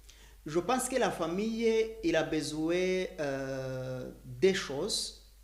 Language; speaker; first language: French; non-native, learner; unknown